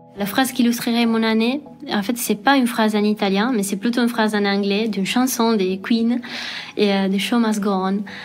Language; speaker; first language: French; non-native, fluent; Italian